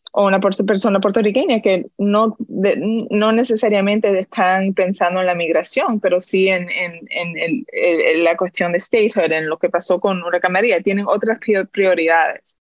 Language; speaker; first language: Spanish; early bilingual, heritage; Spanish